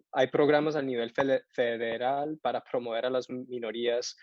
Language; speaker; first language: Spanish; early bilingual, heritage; Spanish